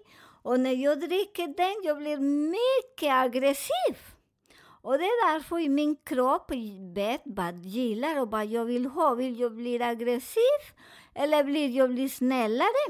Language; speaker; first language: Swedish; non-native, learner; Spanish